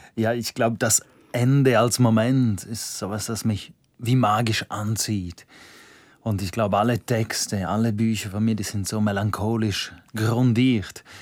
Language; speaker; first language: German; non-native, local second language; Romansh